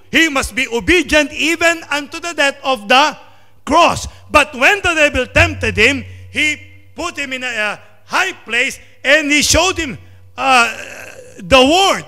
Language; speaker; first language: English; non-native, local second language; Filipino